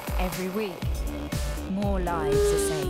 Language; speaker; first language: English; native; English